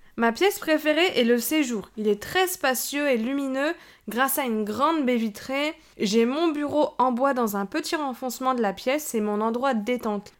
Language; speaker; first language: French; native; French